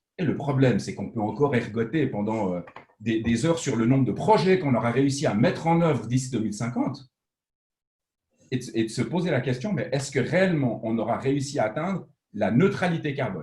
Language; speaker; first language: French; native; French